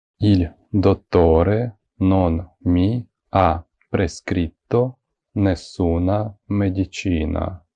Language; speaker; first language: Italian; non-native, fluent; Ukrainian